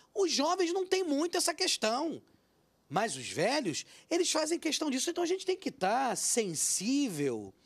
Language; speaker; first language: Portuguese; native; Portuguese